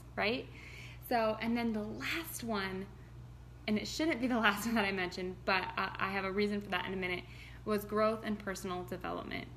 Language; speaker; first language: English; native; English